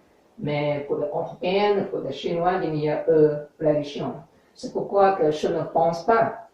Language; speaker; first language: French; non-native, learner; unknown